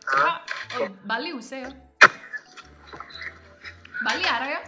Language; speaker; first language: Korean; non-native, learner; Indonesian